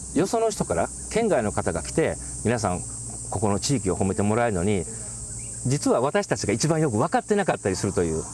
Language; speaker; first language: Japanese; native; Japanese